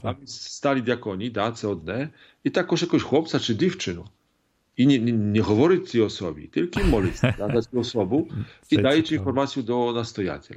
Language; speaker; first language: Polish; non-native, learner; Ukrainian